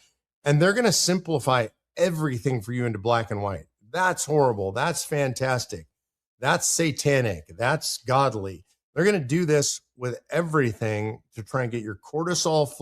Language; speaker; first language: English; native; English